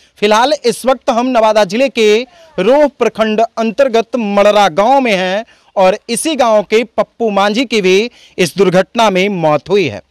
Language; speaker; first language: Hindi; native; Hindi